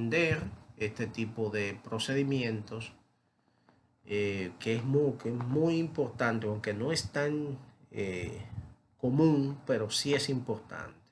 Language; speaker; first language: Spanish; native; Spanish